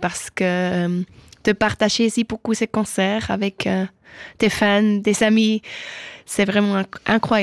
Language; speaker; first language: French; non-native, local second language; German